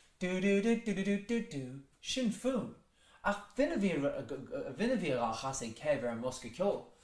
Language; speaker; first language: Irish; native; Irish